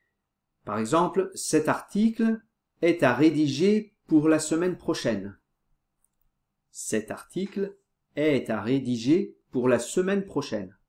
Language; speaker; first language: French; non-native, fluent; Portuguese